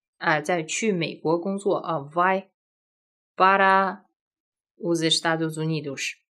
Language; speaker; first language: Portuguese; non-native, fluent; Chinese